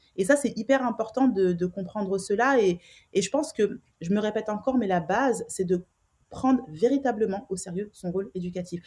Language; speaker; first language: French; native; French